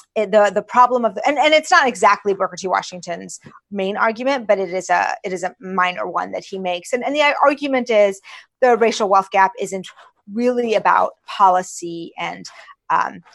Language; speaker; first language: English; early bilingual, other home language; Persian